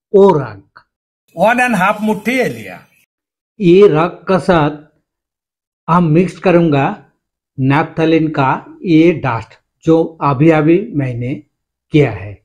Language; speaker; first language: Hindi; non-native, local second language; Bangla